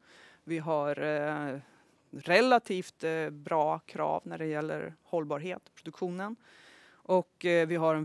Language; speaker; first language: Swedish; native; Swedish